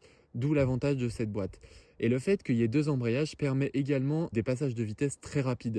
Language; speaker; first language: French; native; French